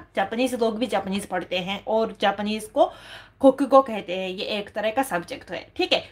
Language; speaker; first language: Hindi; non-native, fluent; Japanese